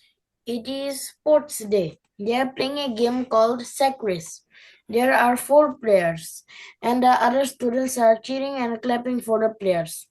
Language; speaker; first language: English; non-native, learner; Bangla